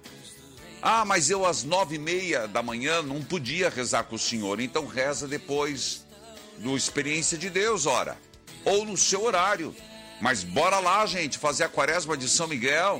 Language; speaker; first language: Portuguese; native; Portuguese